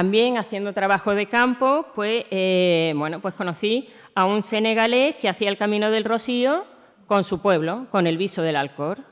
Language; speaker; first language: Spanish; native; Spanish